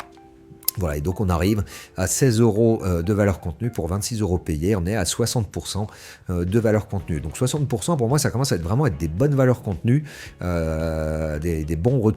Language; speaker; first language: French; native; French